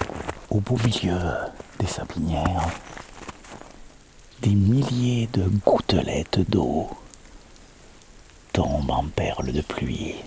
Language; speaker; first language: French; native; French